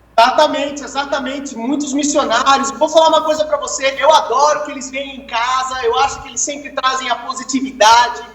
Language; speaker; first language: Portuguese; native; Portuguese